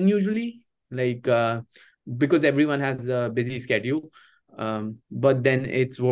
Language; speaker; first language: English; non-native, local second language; Hindi